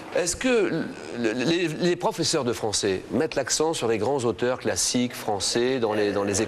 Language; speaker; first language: French; native; French